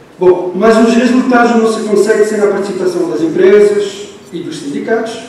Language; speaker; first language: Portuguese; non-native, fluent; Italian